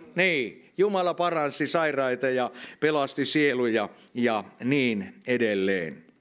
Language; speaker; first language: Finnish; native; Finnish